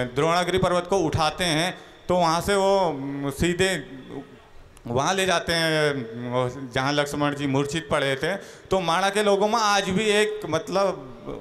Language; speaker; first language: Hindi; native; Hindi